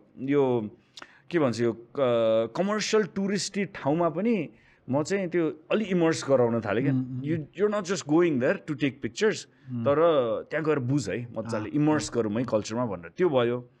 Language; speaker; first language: Nepali; native; Nepali